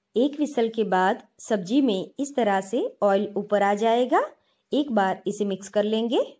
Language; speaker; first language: Hindi; non-native, local second language; Gujarati